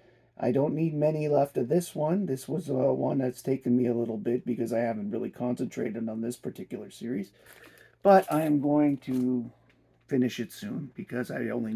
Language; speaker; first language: English; native; English